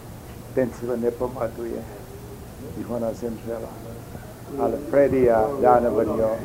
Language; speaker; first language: Czech; early bilingual, heritage; Czech